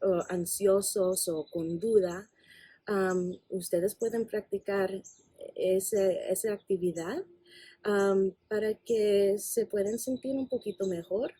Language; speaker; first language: Spanish; non-native, fluent; English